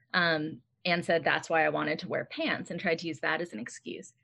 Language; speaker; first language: English; native; English